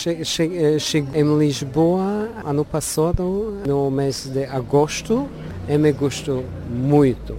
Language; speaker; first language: Portuguese; non-native, learner; Luxembourgish